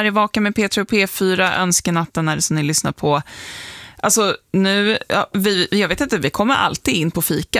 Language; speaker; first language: Swedish; native; Swedish